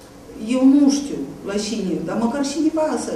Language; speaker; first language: Romanian; non-native, local second language; Russian